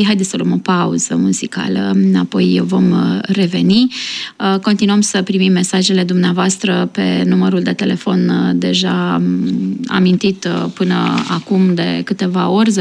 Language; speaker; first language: Romanian; native; Romanian